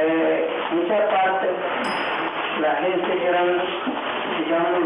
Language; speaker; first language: Spanish; non-native, local second language; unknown